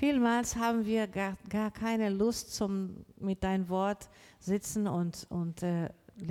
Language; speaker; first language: German; non-native, learner; Portuguese